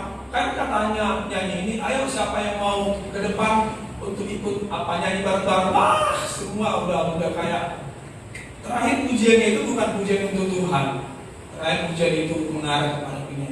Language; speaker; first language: Indonesian; native; Indonesian